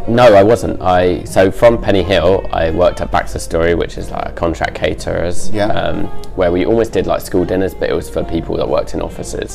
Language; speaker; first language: English; native; English